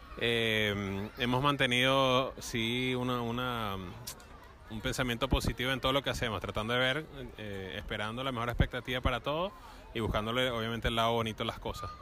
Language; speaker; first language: Spanish; native; Spanish